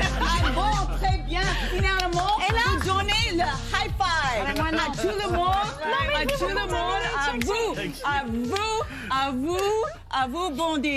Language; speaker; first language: French; non-native, learner; English